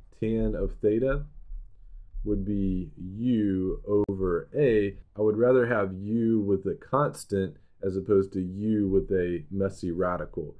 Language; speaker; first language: English; native; English